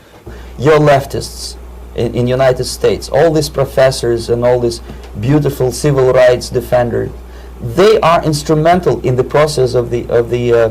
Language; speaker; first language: English; non-native, fluent; Russian